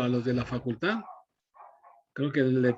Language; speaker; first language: Spanish; native; Spanish